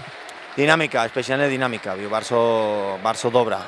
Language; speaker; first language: Polish; non-native, learner; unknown